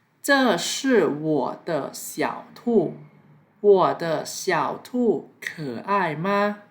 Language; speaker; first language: Chinese; non-native, fluent; Thai